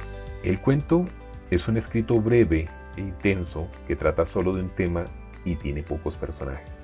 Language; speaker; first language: Spanish; native; Spanish